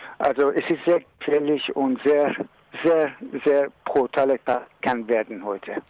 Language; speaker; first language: German; non-native, learner; Persian